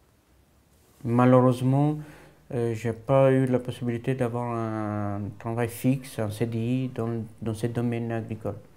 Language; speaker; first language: French; non-native, fluent; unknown